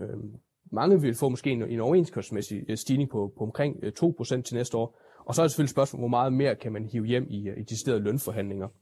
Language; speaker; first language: Danish; native; Danish